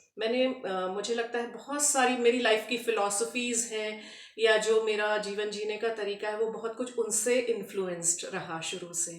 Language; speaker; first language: Hindi; native; Hindi